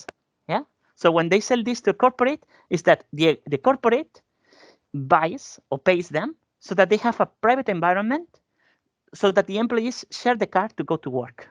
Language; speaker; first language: English; non-native, fluent; Spanish